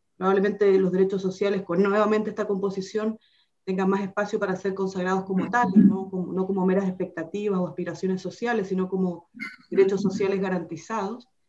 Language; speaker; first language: Spanish; native; Spanish